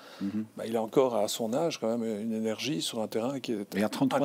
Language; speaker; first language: French; native; French